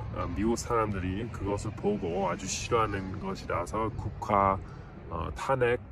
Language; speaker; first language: Korean; non-native, fluent; English